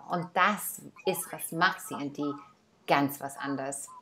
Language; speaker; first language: German; non-native, fluent; English